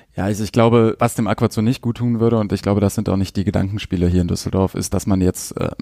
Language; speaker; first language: German; native; German